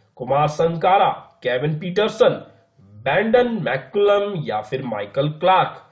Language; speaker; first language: Hindi; native; Hindi